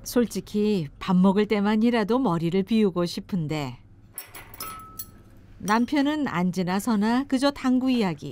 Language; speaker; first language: Korean; native; Korean